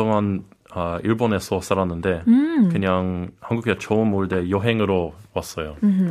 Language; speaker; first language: Korean; non-native, learner; English